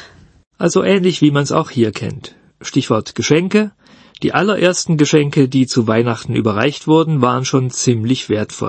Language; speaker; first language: German; native; German